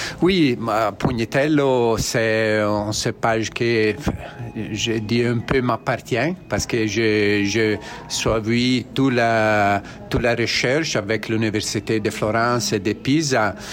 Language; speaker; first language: French; non-native, learner; Italian